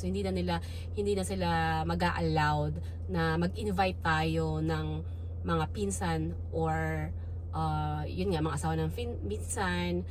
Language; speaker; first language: Filipino; native; Filipino